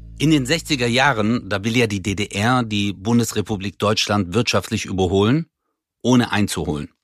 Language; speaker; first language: German; early bilingual, other home language; Turkish